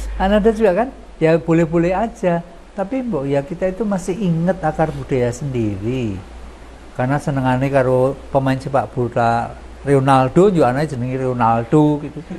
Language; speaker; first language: Indonesian; non-native, local second language; Javanese